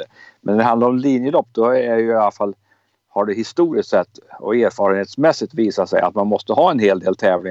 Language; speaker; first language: Swedish; native; Swedish